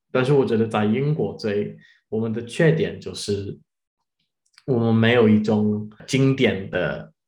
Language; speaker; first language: Chinese; non-native, learner; English